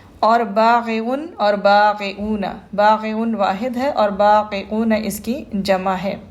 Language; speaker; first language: Urdu; native; Urdu